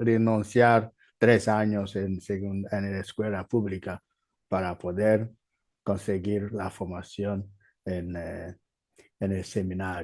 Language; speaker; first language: Spanish; non-native, learner; Igbo